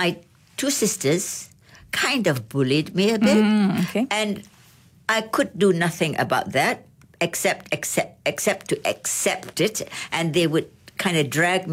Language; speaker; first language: English; non-native, local second language; Malay